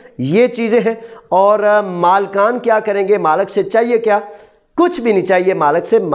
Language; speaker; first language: Urdu; non-native, local second language; Punjabi